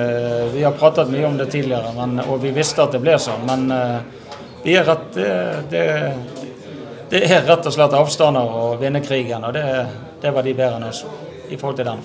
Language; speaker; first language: Norwegian; native; Norwegian